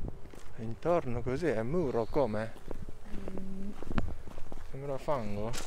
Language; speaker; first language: Italian; non-native, learner; Japanese